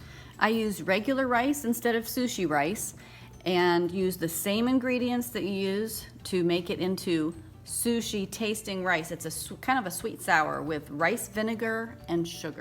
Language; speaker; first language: English; native; English